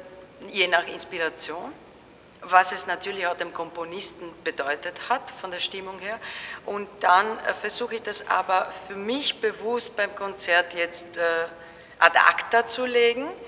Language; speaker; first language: German; non-native, fluent; Italian